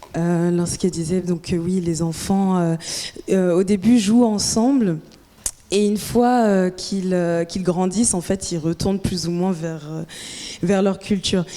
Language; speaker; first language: French; native; French